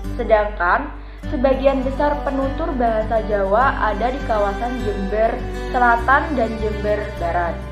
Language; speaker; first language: Indonesian; non-native, local second language; Javanese